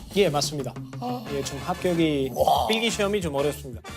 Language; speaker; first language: Korean; non-native, fluent; Spanish